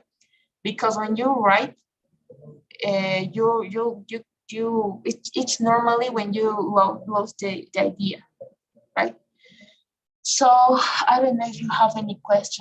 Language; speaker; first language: English; non-native, fluent; Spanish